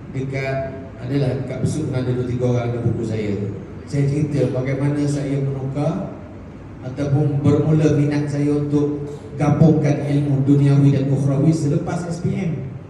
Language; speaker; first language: Malay; native; Malay